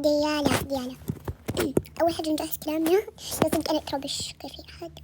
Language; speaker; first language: Arabic; native; Arabic